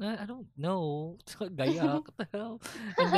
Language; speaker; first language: English; non-native, local second language; Filipino